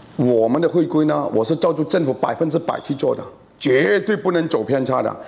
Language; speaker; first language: Chinese; native; Chinese